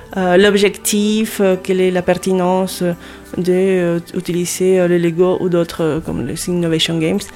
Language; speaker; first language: French; non-native, fluent; Spanish